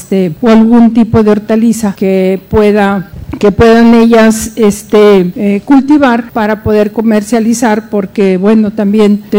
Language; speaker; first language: Spanish; native; Spanish